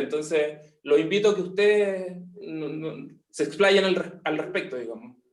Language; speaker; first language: Spanish; native; Spanish